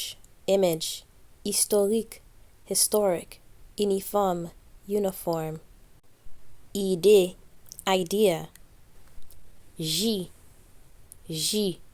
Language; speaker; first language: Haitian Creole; early bilingual, heritage; Haitian Creole